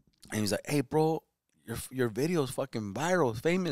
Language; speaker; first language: English; early bilingual, other home language; Spanish